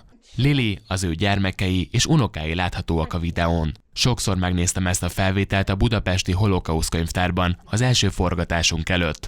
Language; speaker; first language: Hungarian; native; Hungarian